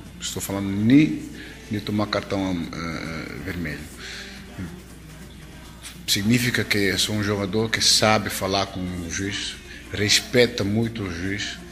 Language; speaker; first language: Portuguese; non-native, fluent; Dutch